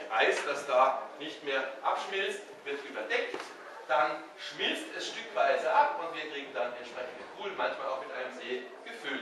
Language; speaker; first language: German; native; German